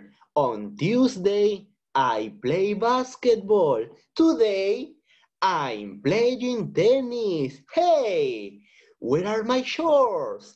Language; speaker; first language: English; non-native, fluent; Spanish